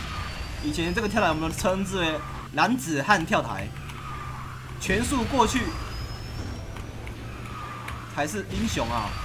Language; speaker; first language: Chinese; native; Chinese